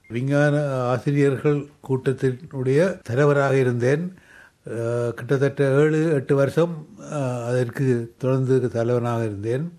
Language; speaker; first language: Tamil; native; Tamil